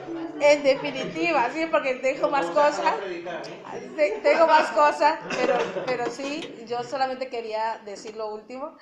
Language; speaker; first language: Spanish; native; Spanish